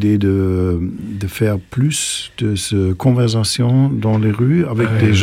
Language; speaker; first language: French; non-native, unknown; German